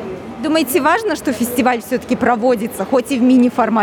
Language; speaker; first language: Russian; native; Russian